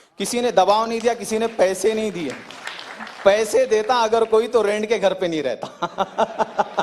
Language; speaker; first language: Hindi; native; Hindi